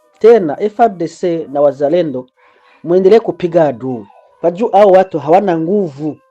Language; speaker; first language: Swahili; non-native, local second language; Rundi